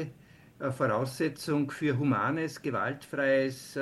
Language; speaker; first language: German; native; German